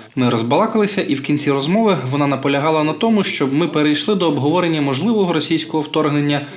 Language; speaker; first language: Ukrainian; non-native, fluent; Bulgarian